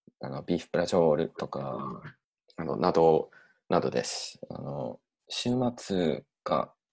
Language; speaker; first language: Japanese; non-native, learner; English